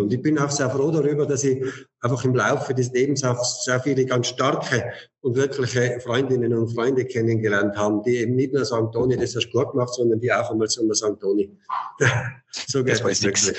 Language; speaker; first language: German; native; German